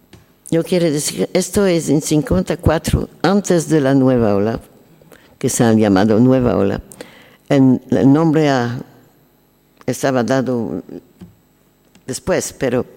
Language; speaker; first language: Spanish; non-native, learner; French